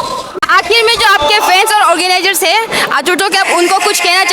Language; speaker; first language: Hindi; non-native, local second language; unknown